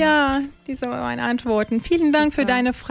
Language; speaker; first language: German; non-native, learner; Turkish